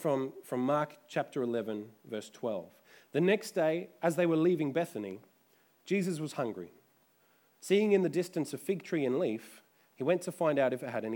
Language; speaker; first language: English; native; English